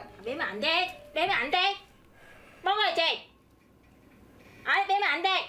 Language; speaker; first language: Korean; non-native, learner; Vietnamese